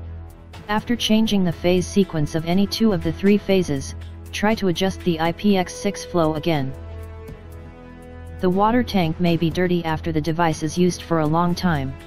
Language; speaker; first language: English; non-native, fluent; Chinese